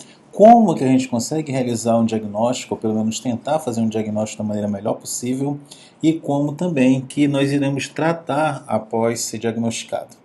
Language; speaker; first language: Portuguese; native; Portuguese